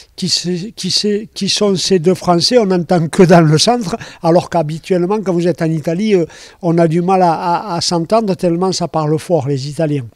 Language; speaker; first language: French; native; French